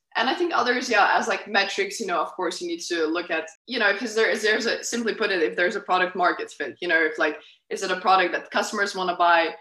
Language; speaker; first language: English; non-native, fluent; Lithuanian